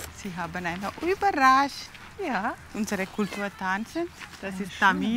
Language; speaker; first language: German; non-native, learner; Tamil